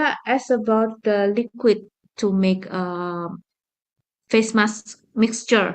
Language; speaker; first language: English; non-native, fluent; Indonesian